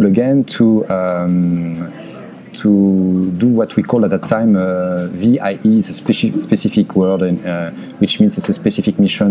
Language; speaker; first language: English; non-native, fluent; French